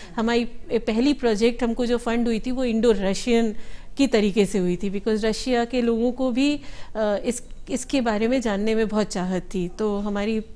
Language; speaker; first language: Hindi; native; Hindi